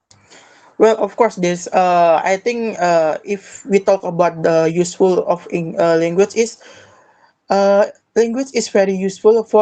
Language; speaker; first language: English; non-native, learner; Indonesian